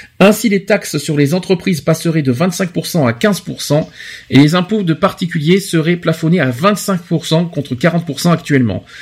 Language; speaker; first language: French; native; French